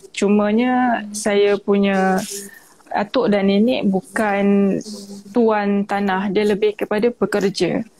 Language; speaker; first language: Malay; native; Malay